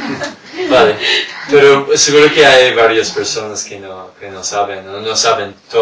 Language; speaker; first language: Spanish; non-native, fluent; English